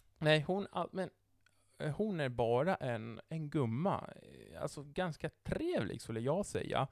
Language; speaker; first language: Swedish; non-native, fluent; Italian